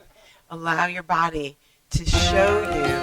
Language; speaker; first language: English; native; English